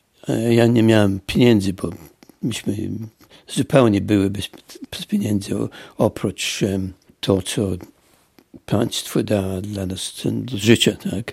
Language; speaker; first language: Polish; early bilingual, heritage; Polish